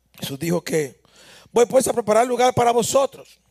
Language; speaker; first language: Spanish; native; Spanish